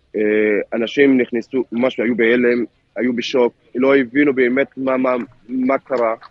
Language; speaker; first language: Hebrew; non-native, local second language; Arabic